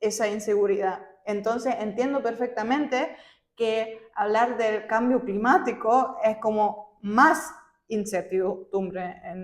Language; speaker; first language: Spanish; non-native, fluent; German